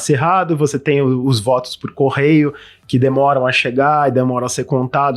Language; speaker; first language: Portuguese; native; Portuguese